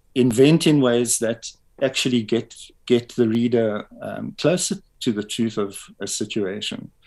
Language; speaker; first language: English; native; English